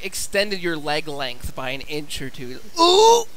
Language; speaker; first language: English; native; English